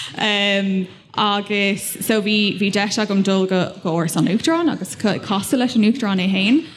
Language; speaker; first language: Irish; non-native, local second language; English